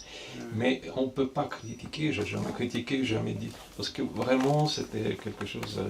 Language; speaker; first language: French; non-native, fluent; Russian